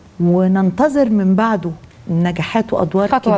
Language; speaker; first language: Arabic; native; Arabic